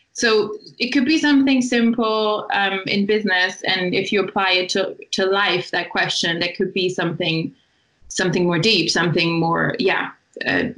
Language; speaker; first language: English; non-native, fluent; German